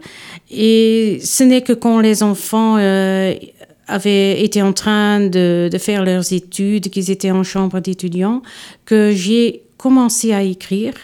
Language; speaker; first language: French; non-native, local second language; Dutch